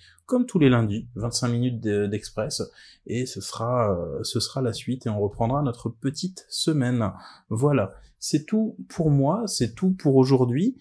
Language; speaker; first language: French; native; French